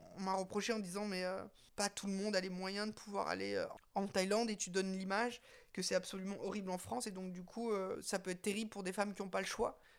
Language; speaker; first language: French; native; French